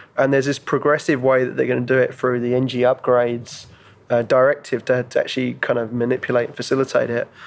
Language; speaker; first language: English; native; English